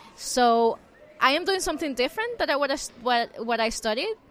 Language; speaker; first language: English; non-native, fluent; Spanish